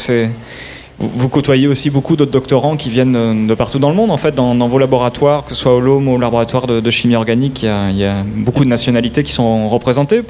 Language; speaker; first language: French; native; French